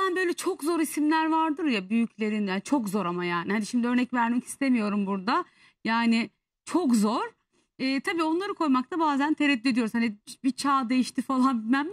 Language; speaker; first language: Turkish; native; Turkish